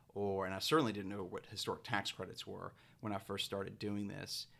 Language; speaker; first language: English; native; English